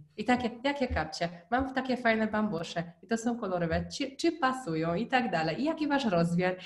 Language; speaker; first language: Polish; non-native, fluent; Hungarian